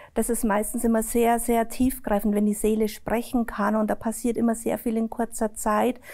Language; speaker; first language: German; native; German